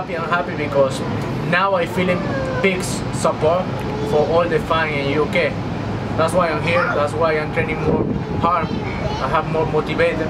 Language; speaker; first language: English; non-native, learner; Spanish